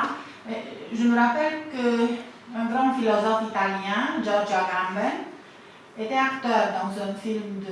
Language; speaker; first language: French; non-native, fluent; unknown